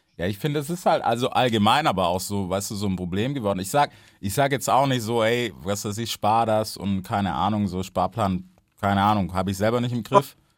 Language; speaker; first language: German; early bilingual, other home language; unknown